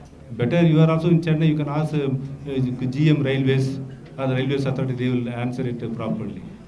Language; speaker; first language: English; non-native, local second language; Tamil